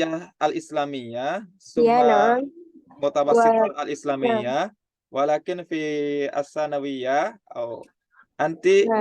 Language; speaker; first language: Arabic; non-native, fluent; Indonesian